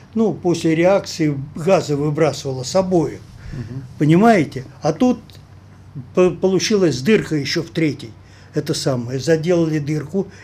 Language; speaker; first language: Russian; native; Russian